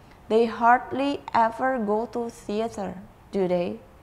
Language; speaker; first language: English; non-native, fluent; Indonesian